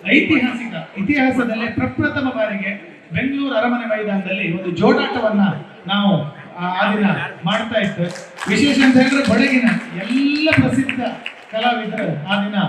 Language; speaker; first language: Kannada; native; Kannada